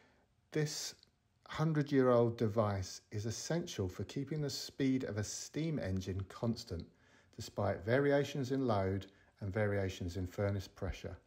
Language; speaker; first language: English; native; English